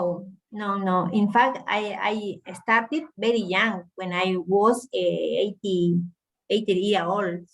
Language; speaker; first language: English; non-native, learner; Spanish